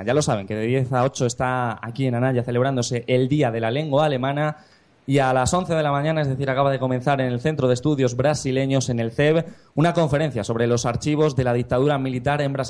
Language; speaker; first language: Spanish; native; Spanish